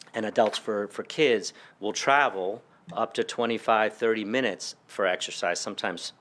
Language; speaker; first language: English; early bilingual, other home language; Spanish